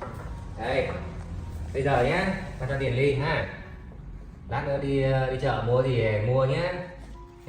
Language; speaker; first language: Vietnamese; native; Vietnamese